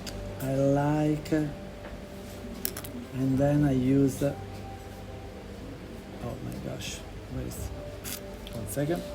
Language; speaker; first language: English; non-native, learner; Italian